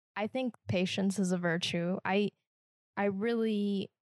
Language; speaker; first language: English; native; English